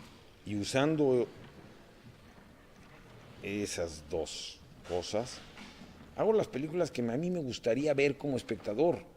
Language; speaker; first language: Spanish; native; Spanish